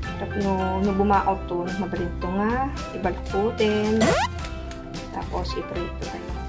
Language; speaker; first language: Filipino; non-native, local second language; Iloko